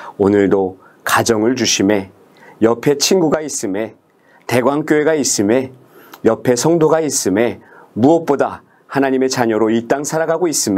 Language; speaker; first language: Korean; native; Korean